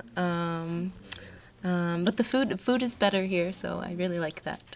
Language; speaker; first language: English; native; English